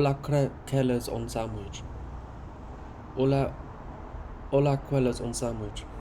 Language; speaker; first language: Spanish; non-native, learner; English